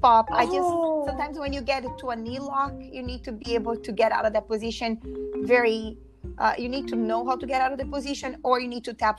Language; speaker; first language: English; non-native, fluent; Portuguese